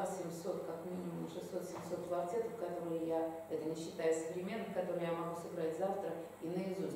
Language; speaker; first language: Russian; native; Russian